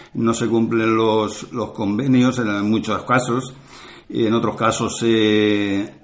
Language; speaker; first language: Spanish; native; Spanish